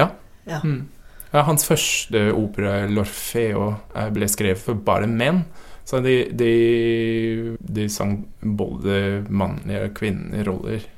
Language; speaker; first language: Norwegian; non-native, fluent; English